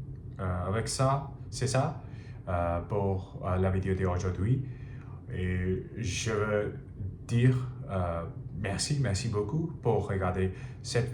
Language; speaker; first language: French; non-native, learner; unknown